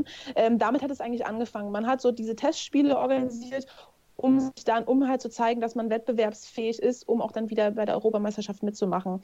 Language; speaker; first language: German; native; German